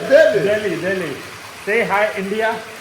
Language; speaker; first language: English; non-native, local second language; Hindi